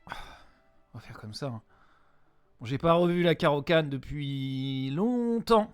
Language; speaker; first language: French; native; French